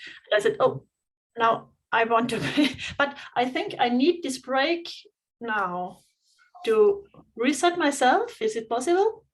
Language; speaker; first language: English; non-native, fluent; German